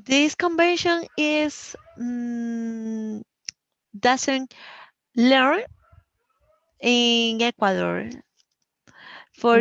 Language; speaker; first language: English; non-native, learner; Spanish